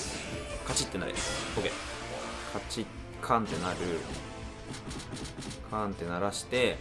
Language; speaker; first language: Japanese; native; Japanese